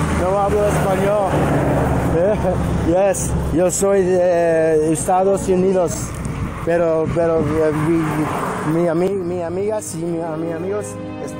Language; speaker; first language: Spanish; non-native, learner; English